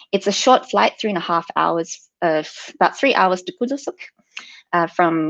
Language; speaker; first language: English; native; English